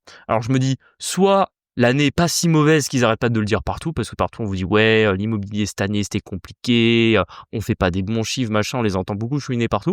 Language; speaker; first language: French; native; French